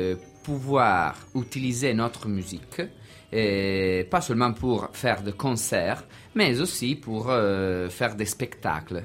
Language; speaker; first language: French; non-native, learner; Italian